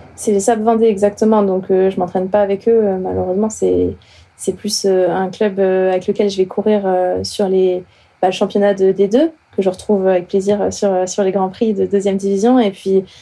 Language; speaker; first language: French; native; French